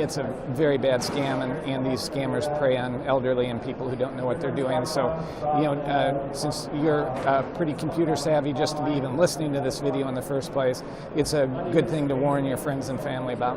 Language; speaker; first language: English; native; English